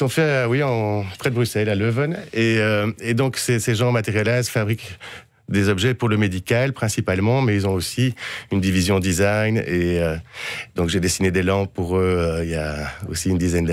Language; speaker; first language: French; native; French